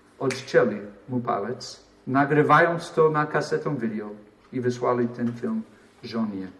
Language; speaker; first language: Polish; non-native, fluent; English